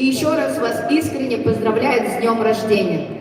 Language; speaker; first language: Russian; native; Russian